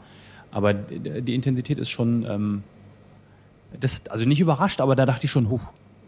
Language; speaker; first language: German; native; German